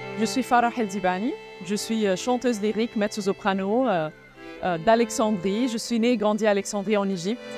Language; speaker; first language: French; non-native, fluent; Arabic